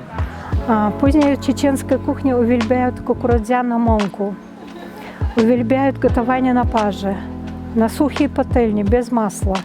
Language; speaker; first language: Polish; non-native, fluent; Chechen